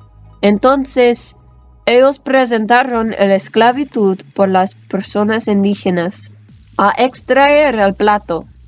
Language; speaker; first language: Spanish; non-native, learner; English